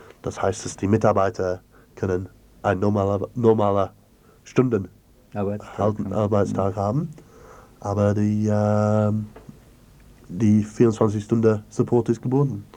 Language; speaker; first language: German; non-native, learner; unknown